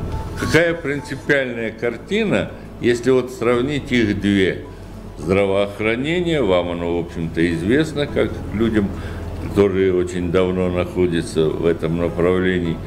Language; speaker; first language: Russian; native; Russian